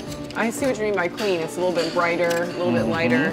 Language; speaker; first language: English; native; English